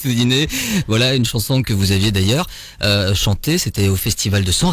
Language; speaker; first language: French; native; French